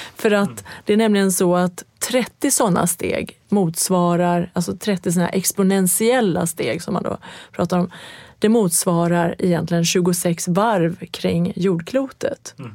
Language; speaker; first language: Swedish; early bilingual, other home language; Persian